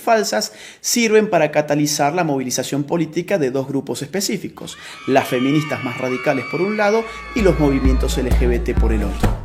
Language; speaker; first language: Spanish; native; Spanish